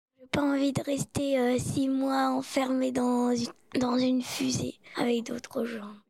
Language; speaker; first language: French; native; French